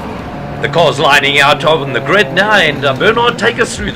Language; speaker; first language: English; native; English